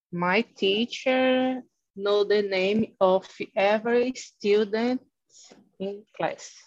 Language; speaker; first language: English; non-native, learner; Portuguese